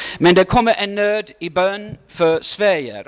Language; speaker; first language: Swedish; non-native, learner; English